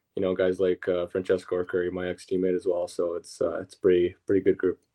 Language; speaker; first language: English; early bilingual, other home language; Russian